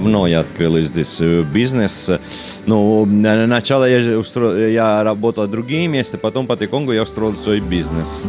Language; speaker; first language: Russian; non-native, learner; Italian